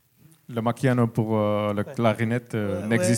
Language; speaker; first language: French; non-native, learner; Finnish